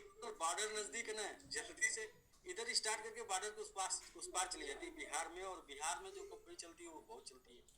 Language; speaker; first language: Hindi; native; Hindi